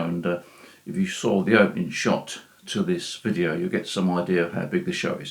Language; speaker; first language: English; native; English